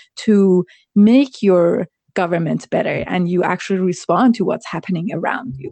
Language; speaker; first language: English; non-native, fluent; Persian